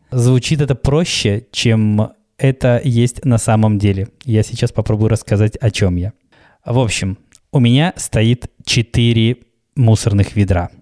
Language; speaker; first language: Russian; native; Russian